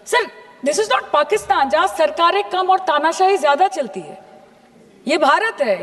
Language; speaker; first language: Hindi; non-native, local second language; Bangla